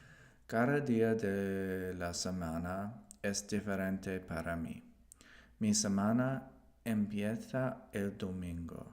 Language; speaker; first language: Spanish; non-native, learner; English